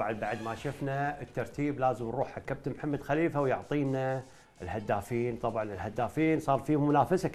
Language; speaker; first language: Arabic; native; Arabic